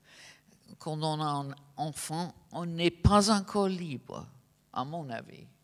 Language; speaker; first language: French; non-native, fluent; English